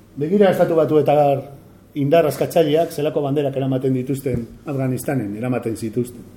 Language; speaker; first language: Basque; native; Basque